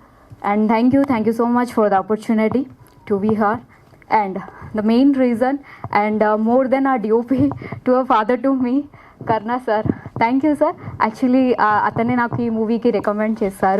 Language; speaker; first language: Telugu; non-native, learner; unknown